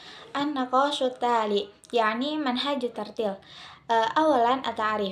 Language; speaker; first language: Arabic; non-native, learner; Indonesian